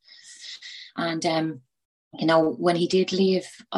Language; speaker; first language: English; native; English